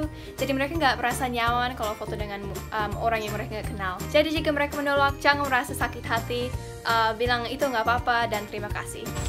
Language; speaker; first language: Indonesian; non-native, fluent; English